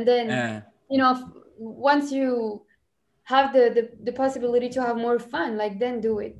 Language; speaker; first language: English; non-native, fluent; French